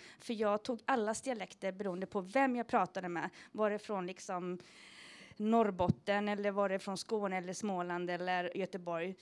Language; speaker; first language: Swedish; native; Swedish